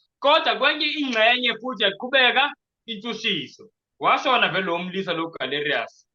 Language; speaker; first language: Zulu; native; Zulu